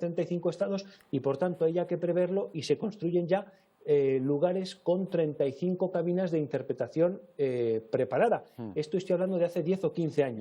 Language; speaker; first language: Spanish; native; Spanish